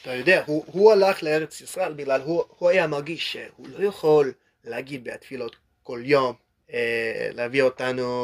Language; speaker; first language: Hebrew; non-native, learner; English